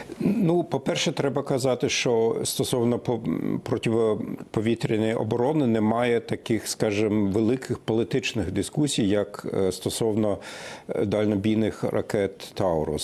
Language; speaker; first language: Ukrainian; non-native, fluent; German